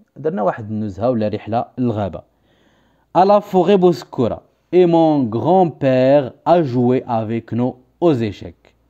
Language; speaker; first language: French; non-native, local second language; Arabic